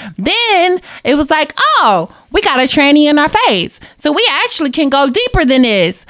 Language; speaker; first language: English; native; English